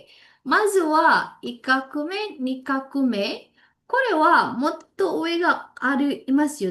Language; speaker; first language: Japanese; non-native, learner; Indonesian